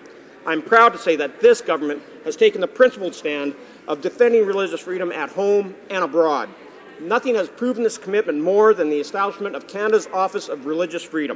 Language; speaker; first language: English; native; English